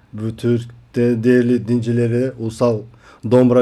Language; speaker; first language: Turkish; non-native, learner; Kazakh